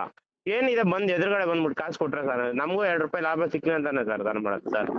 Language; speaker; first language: Kannada; native; Kannada